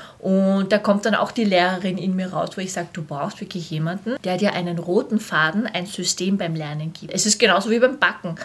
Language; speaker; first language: German; native; German